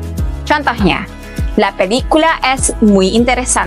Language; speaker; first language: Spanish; non-native, fluent; Indonesian